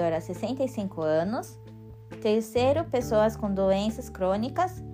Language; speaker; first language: Portuguese; non-native, fluent; Japanese